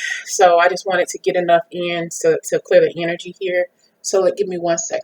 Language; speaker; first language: English; native; English